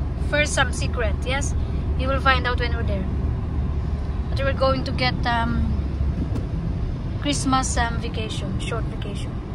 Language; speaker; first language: English; non-native, local second language; Filipino